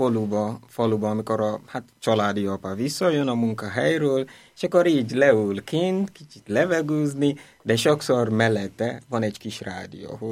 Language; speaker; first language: Hungarian; non-native, fluent; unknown